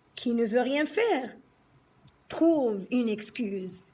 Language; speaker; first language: French; non-native, local second language; Arabic